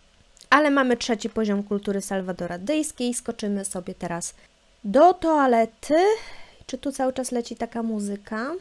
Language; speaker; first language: Polish; native; Polish